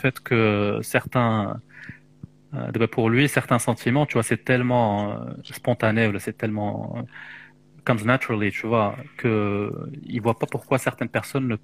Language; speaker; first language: French; non-native, local second language; Arabic